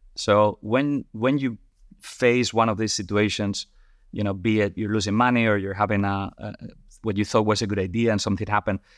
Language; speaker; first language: English; non-native, fluent; Spanish